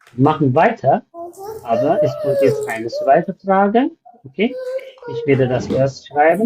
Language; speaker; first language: German; non-native, fluent; Amharic